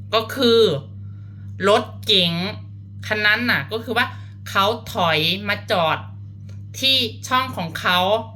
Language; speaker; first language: Thai; non-native, fluent; Lao